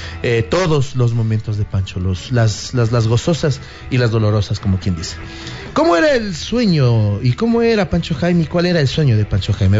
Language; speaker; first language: Spanish; native; Spanish